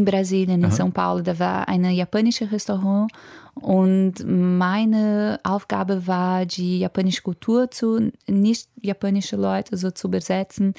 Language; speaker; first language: German; non-native, fluent; Portuguese